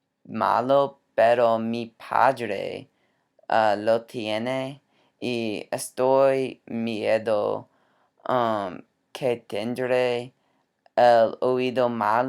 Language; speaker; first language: Spanish; non-native, learner; English